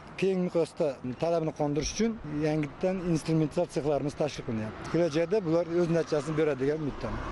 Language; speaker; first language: Uzbek; native; Uzbek